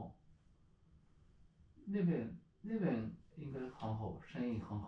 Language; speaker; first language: Chinese; non-native, learner; Japanese